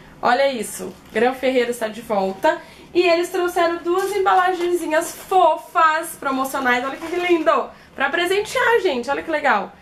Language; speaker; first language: Portuguese; native; Portuguese